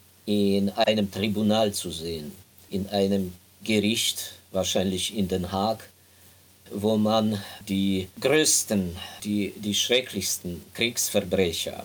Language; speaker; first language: German; non-native, fluent; Ukrainian